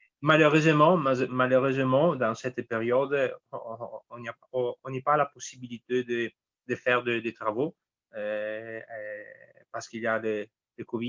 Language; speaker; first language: French; non-native, fluent; Italian